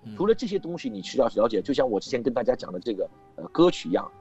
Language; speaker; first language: Chinese; native; Chinese